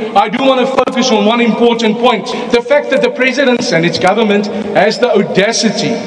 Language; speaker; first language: English; non-native, local second language; Afrikaans